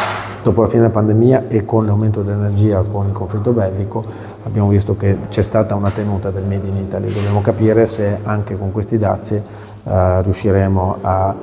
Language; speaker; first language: Italian; native; Italian